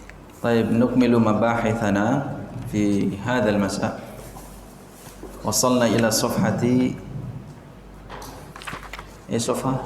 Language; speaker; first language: Arabic; non-native, fluent; Indonesian